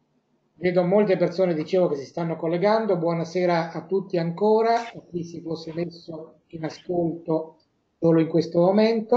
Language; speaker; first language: Italian; native; Italian